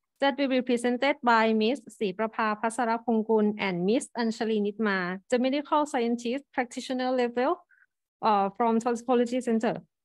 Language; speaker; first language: English; non-native, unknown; Thai